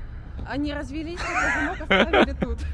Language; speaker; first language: Russian; native; Russian